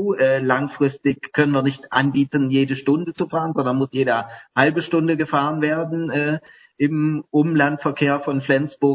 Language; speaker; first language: German; native; German